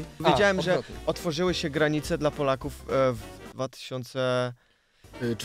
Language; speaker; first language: Polish; early bilingual, other home language; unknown